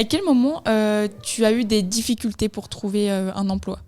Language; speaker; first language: French; native; French